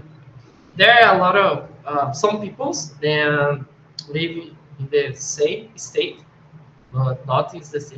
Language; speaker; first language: English; non-native, learner; Portuguese